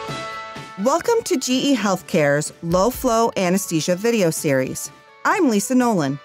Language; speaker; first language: English; native; English